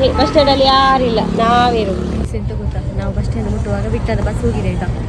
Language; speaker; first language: Kannada; non-native, local second language; Tulu